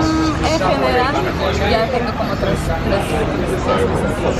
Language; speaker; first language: Spanish; non-native, fluent; Hungarian